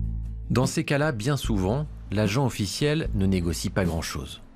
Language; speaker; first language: French; native; French